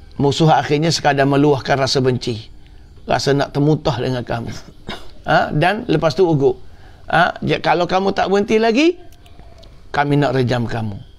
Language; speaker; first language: Malay; native; Malay